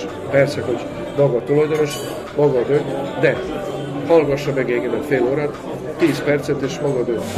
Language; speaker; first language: Hungarian; non-native, local second language; Serbian